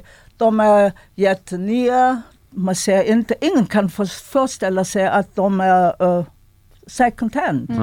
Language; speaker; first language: Swedish; non-native, fluent; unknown